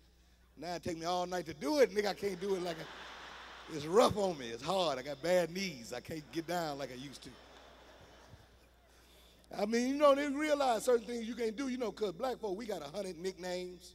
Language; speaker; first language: English; native; English